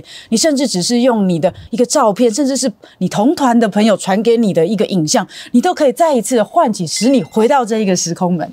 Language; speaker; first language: Chinese; native; Chinese